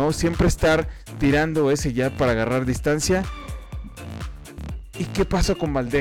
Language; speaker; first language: Spanish; native; Spanish